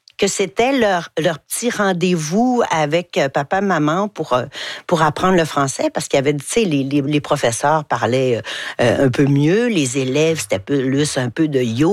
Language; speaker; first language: French; native; French